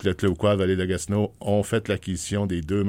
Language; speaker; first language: French; native; French